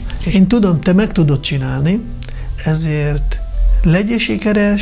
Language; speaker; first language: Hungarian; non-native, fluent; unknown